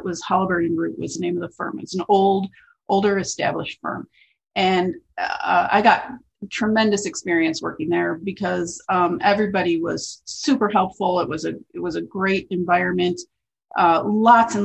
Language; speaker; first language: English; native; English